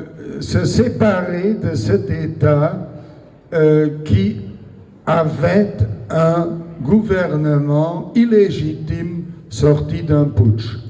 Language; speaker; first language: French; non-native, local second language; Luxembourgish